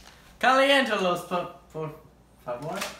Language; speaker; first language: Spanish; non-native, learner; English